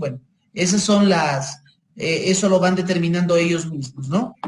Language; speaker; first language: Spanish; native; Spanish